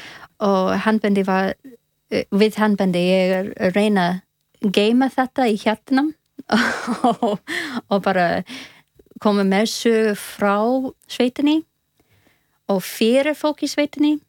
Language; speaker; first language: Icelandic; non-native, learner; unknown